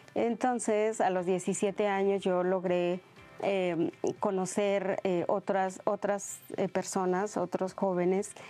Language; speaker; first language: Spanish; non-native, local second language; Mixtepec Mixtec